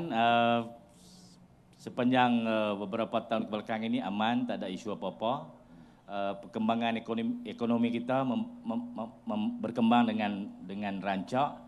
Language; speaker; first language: Malay; native; Malay